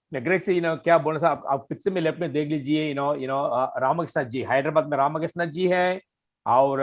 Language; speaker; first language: Hindi; non-native, fluent; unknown